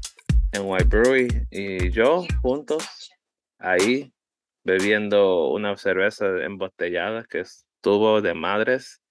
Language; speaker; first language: Spanish; early bilingual, heritage; Spanish